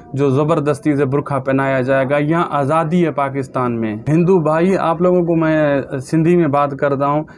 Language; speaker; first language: Urdu; native; Urdu